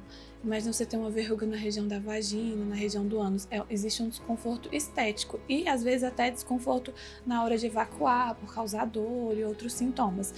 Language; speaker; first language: Portuguese; native; Portuguese